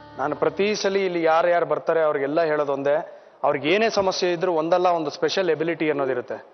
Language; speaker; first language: Kannada; native; Kannada